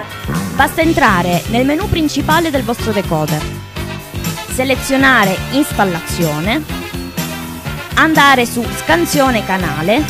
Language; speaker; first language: Italian; native; Italian